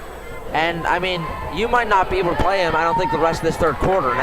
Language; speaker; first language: English; native; English